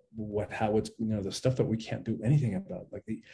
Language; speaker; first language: English; early bilingual, other home language; Spanish